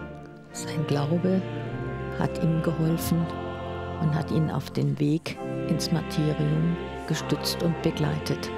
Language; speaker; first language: German; native; German